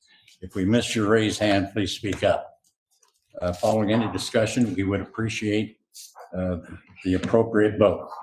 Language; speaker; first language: English; native; English